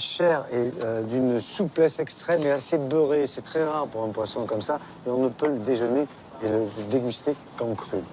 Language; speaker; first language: French; native; French